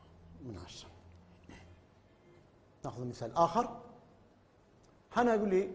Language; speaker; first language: Arabic; native; Arabic